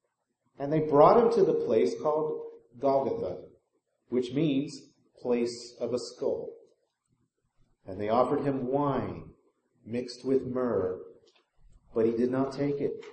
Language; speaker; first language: English; native; English